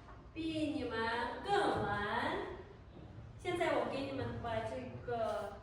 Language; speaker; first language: Chinese; non-native, fluent; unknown